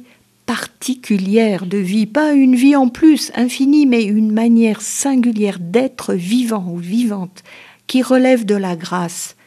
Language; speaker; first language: French; native; French